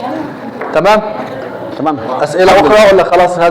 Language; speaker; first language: Arabic; native; Arabic